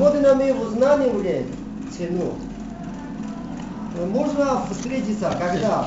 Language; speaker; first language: Russian; non-native, learner; Chinese